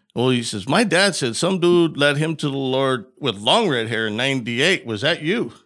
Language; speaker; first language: English; native; English